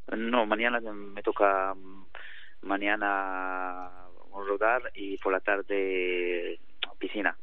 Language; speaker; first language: Spanish; non-native, fluent; Arabic